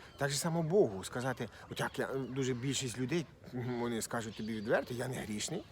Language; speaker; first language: Ukrainian; non-native, local second language; Russian